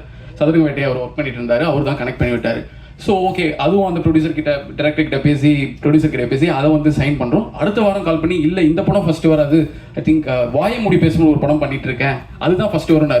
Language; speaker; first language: Tamil; native; Tamil